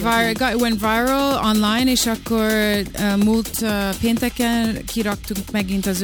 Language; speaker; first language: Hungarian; early bilingual, heritage; English